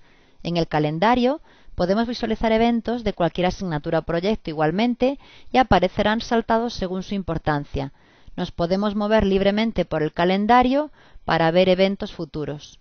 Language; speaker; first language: Spanish; native; Spanish